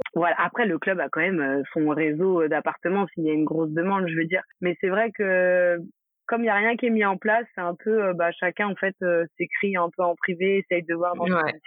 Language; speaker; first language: French; native; French